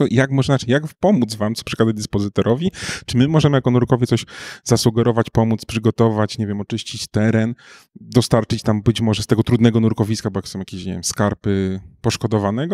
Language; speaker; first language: Polish; native; Polish